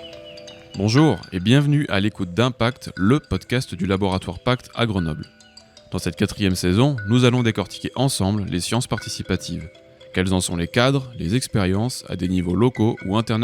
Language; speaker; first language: French; native; French